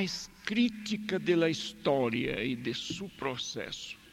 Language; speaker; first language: Spanish; non-native, fluent; Portuguese